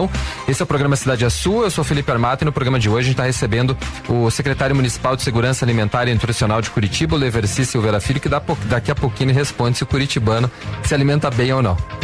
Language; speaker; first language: Portuguese; native; Portuguese